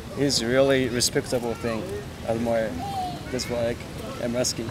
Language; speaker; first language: English; non-native, learner; Japanese